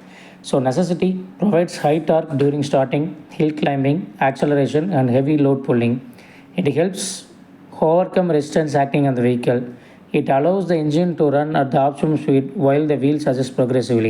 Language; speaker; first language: English; non-native, local second language; Tamil